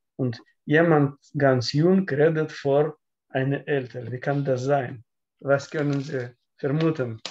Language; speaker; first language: German; non-native, learner; Russian